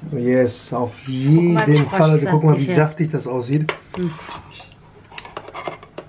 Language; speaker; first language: German; early bilingual, other home language; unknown